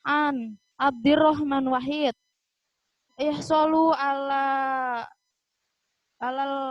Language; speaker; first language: Arabic; non-native, learner; Indonesian